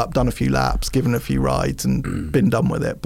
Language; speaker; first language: English; native; English